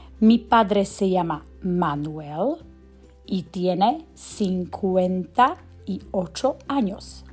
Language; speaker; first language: Spanish; non-native, fluent; Slovak